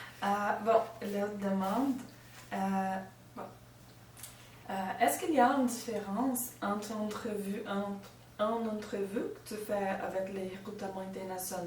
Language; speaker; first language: French; non-native, learner; Portuguese